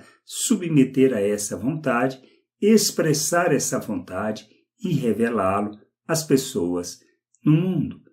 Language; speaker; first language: Portuguese; native; Portuguese